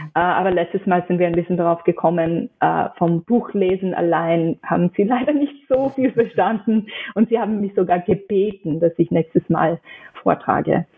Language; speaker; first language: German; non-native, fluent; English